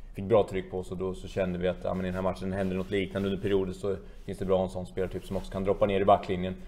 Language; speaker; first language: Swedish; native; Swedish